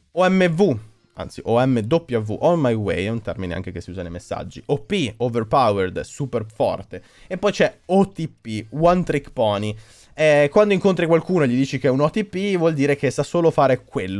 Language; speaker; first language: Italian; native; Italian